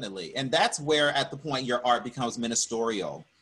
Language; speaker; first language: English; native; English